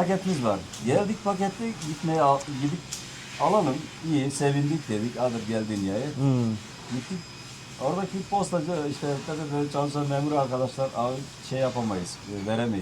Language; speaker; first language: Turkish; native; Turkish